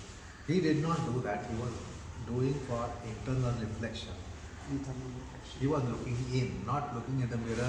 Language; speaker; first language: English; non-native, fluent; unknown